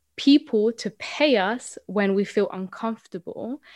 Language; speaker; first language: English; non-native, fluent; Spanish